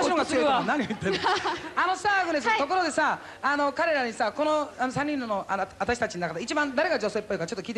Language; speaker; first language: Japanese; native; Japanese